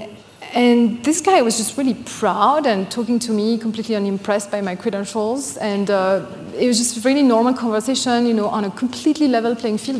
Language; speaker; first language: English; non-native, fluent; French